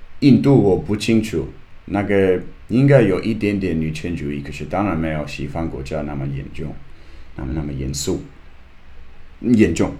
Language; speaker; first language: Chinese; non-native, learner; English